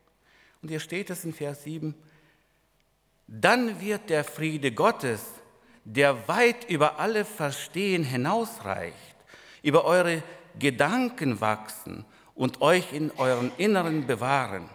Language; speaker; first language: German; non-native, fluent; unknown